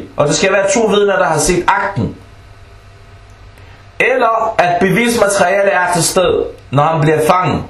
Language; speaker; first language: Danish; early bilingual, other home language; Arabic